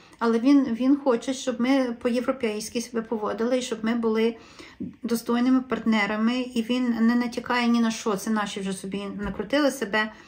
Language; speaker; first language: Ukrainian; native; Ukrainian